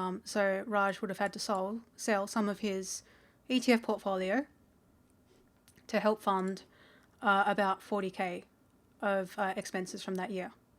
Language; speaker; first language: English; native; English